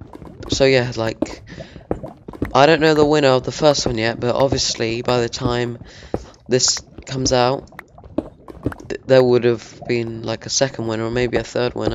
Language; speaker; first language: English; native; English